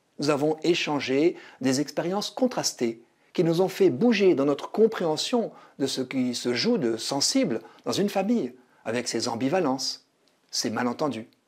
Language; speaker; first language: French; native; French